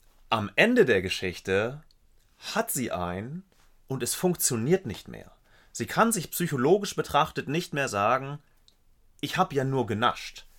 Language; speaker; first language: German; native; German